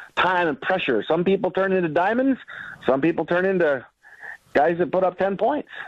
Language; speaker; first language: English; native; English